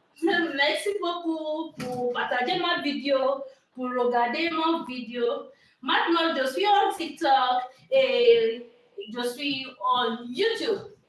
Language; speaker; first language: French; non-native, learner; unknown